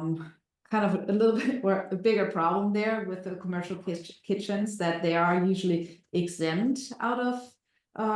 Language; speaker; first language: English; non-native, fluent; German